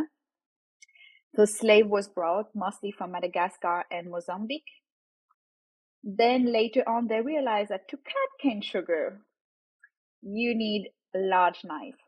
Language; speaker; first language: English; non-native, fluent; French